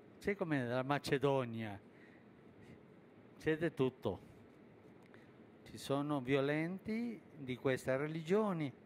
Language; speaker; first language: Italian; non-native, fluent; Spanish